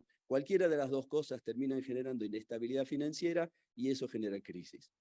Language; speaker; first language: Spanish; native; Spanish